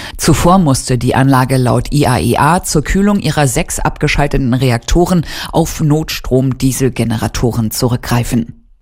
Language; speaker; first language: German; native; German